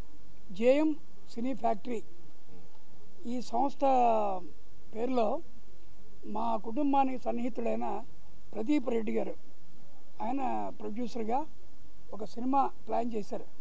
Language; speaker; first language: Telugu; native; Telugu